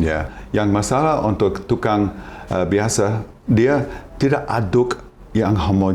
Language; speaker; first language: Indonesian; non-native, fluent; English